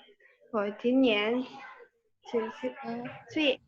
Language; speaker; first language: Chinese; non-native, learner; Indonesian